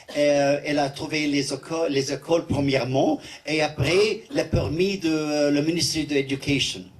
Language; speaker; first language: French; non-native, learner; English